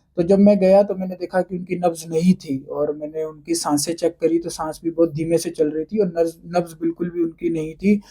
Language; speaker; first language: Hindi; native; Hindi